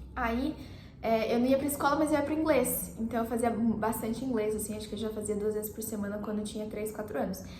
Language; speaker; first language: Portuguese; native; Portuguese